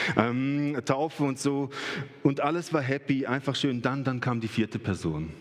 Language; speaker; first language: German; early bilingual, other home language; Russian